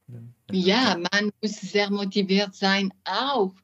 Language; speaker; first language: German; non-native, learner; French